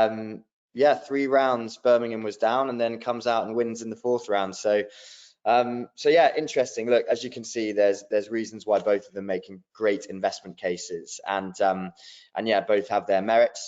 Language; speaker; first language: English; native; English